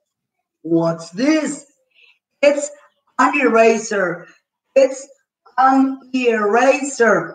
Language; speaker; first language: English; non-native, fluent; Spanish